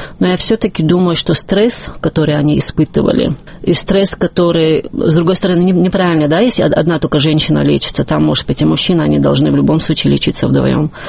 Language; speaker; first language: Russian; non-native, local second language; Chechen